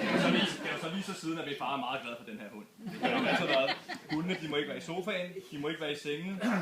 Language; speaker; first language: Danish; native; Danish